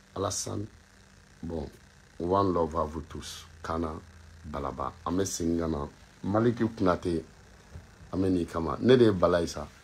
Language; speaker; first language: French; non-native, local second language; Bambara